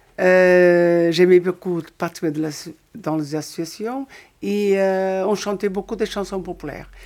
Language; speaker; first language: French; non-native, fluent; Portuguese